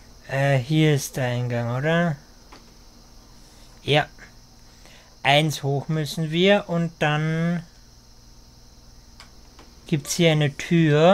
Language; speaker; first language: German; native; German